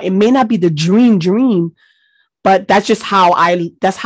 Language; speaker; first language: English; early bilingual, other home language; Haitian Creole